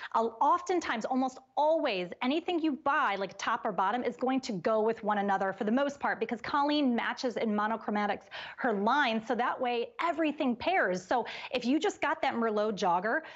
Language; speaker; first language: English; native; English